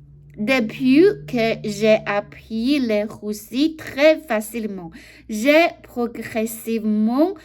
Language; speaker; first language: French; non-native, learner; Chinese